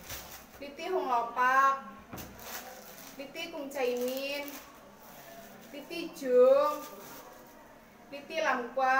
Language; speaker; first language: Cantonese; non-native, learner; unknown